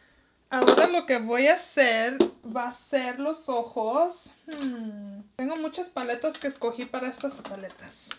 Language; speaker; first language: Spanish; early bilingual, heritage; Spanish